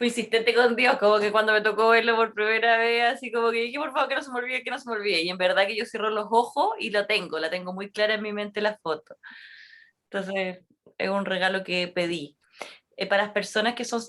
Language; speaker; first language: Spanish; native; Spanish